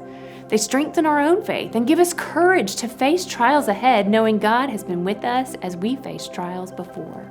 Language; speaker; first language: English; native; English